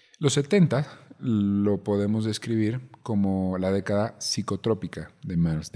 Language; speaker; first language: Spanish; native; Spanish